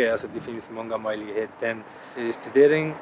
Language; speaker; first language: Swedish; non-native, learner; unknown